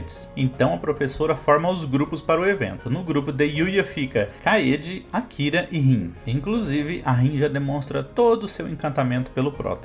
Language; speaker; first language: Portuguese; native; Portuguese